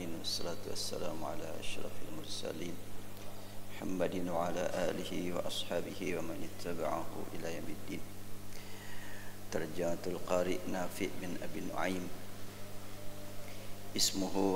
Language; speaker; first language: Arabic; non-native, fluent; Indonesian